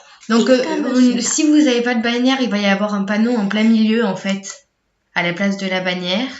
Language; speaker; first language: French; native; French